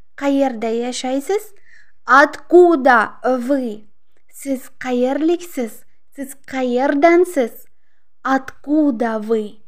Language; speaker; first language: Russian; non-native, local second language; Uzbek